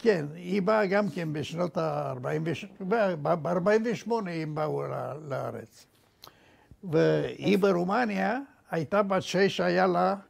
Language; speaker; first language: Hebrew; non-native, fluent; Romanian